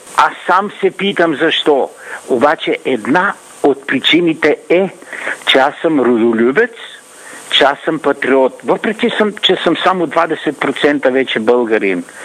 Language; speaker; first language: Bulgarian; native; Bulgarian